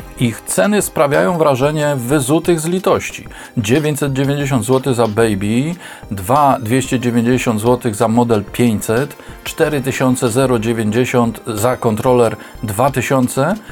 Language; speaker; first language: Polish; native; Polish